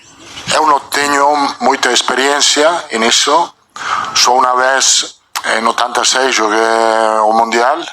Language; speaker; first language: Portuguese; non-native, learner; Italian